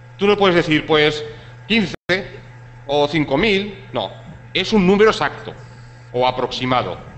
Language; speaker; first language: Spanish; native; Spanish